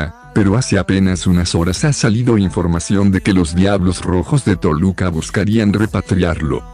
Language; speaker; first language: Spanish; native; Spanish